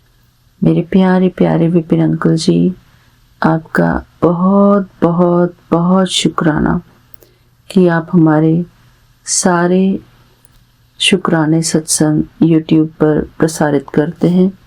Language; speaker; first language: Hindi; native; Hindi